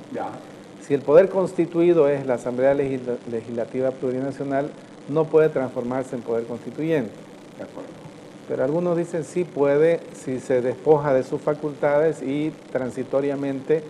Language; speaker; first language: Spanish; native; Spanish